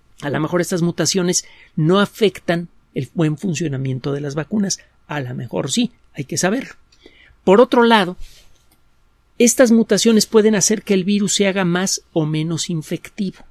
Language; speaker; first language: Spanish; native; Spanish